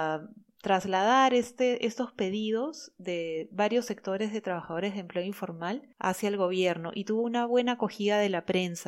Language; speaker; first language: Spanish; native; Spanish